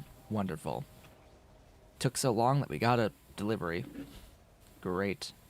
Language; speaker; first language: English; native; English